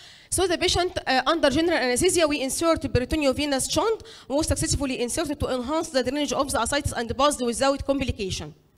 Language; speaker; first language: English; non-native, fluent; Arabic